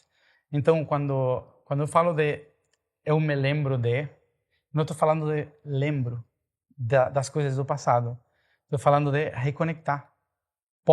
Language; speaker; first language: Portuguese; non-native, fluent; Spanish